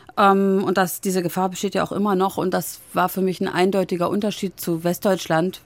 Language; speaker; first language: German; native; German